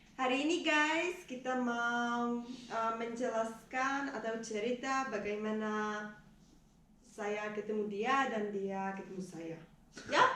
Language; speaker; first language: Indonesian; non-native, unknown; English